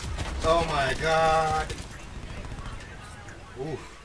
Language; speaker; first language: English; non-native, local second language; Jamaican Creole English